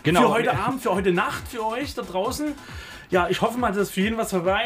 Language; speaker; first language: German; native; German